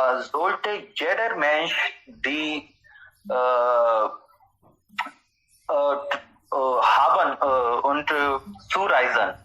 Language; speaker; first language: German; non-native, learner; Hindi